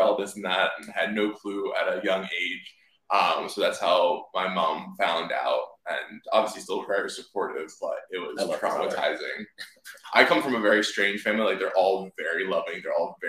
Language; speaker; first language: English; native; English